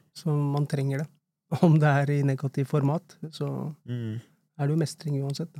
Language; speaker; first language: Norwegian; early bilingual, other home language; Urdu